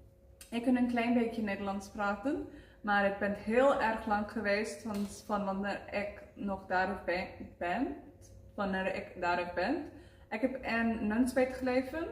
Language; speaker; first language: Dutch; non-native, learner; Afrikaans